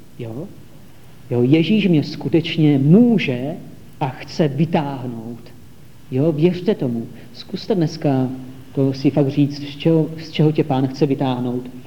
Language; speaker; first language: Czech; native; Czech